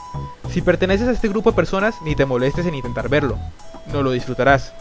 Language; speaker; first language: Spanish; native; Spanish